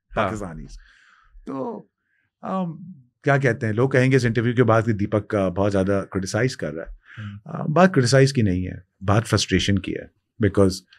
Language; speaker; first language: Urdu; non-native, local second language; Sindhi